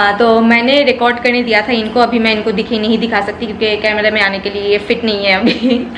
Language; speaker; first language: Hindi; non-native, local second language; Bangla